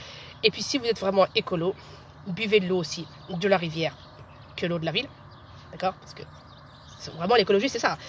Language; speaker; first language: French; native; French